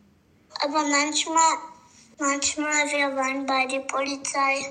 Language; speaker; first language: German; early bilingual, other home language; Kurdish